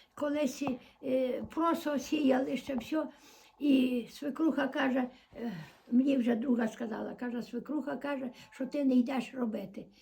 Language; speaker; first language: Ukrainian; native; Ukrainian